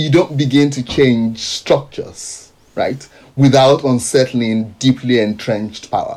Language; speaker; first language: English; non-native, local second language; Yoruba